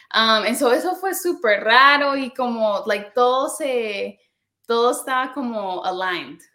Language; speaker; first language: Spanish; early bilingual, heritage; Spanish